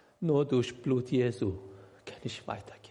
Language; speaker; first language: German; non-native, learner; Persian